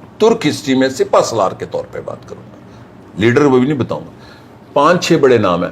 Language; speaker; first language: Urdu; non-native, local second language; Punjabi